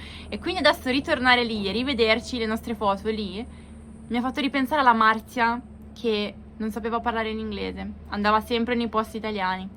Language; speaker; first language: Italian; native; Italian